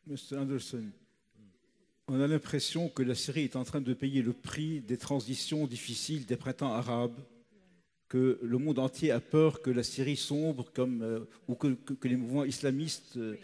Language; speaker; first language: French; non-native, local second language; Arabic